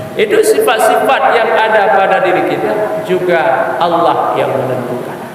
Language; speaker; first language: Malay; non-native, local second language; Achinese